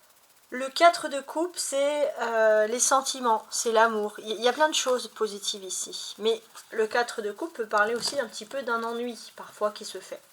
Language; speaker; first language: French; native; French